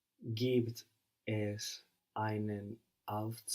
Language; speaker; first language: German; non-native, learner; English